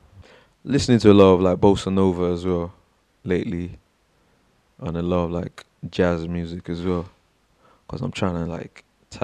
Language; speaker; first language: English; non-native, local second language; Yoruba